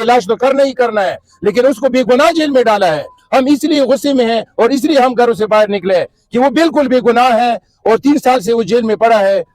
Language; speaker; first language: Urdu; non-native, local second language; Punjabi